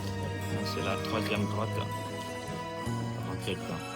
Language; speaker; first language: French; non-native, fluent; Vietnamese